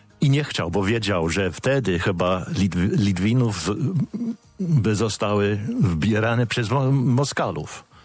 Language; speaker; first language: Polish; non-native, fluent; English